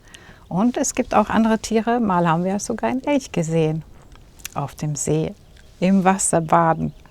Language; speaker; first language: German; non-native, fluent; Swedish